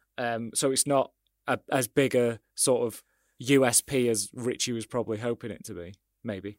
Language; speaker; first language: English; native; English